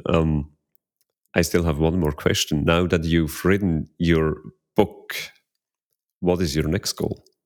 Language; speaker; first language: English; non-native, fluent; Swiss German